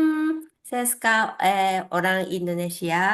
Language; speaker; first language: Indonesian; non-native, learner; Japanese